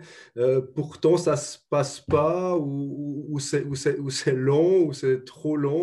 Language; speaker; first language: French; native; French